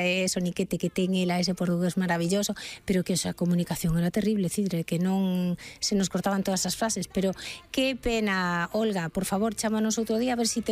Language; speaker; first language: Galician; native; Galician